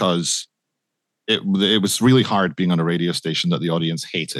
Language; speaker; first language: English; native; English